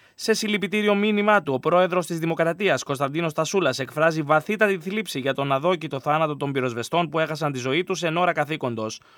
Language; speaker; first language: Greek; native; Greek